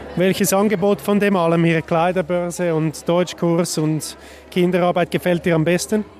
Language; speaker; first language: German; native; German